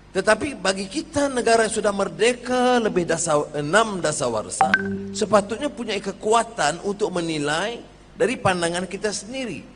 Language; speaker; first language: Malay; native; Malay